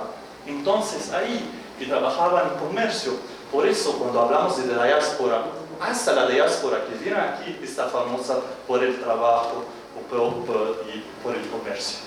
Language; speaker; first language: Spanish; non-native, fluent; Arabic